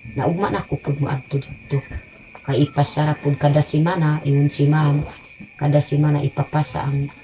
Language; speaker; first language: Cebuano; non-native, local second language; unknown